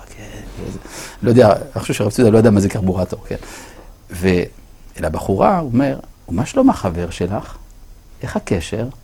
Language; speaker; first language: Hebrew; non-native, fluent; French